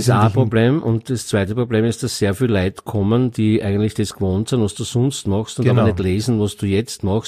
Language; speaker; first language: German; native; German